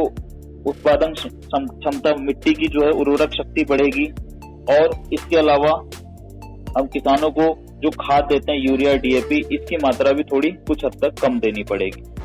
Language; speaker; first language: Hindi; native; Hindi